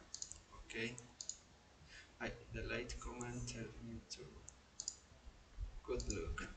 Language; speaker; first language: English; non-native, learner; Spanish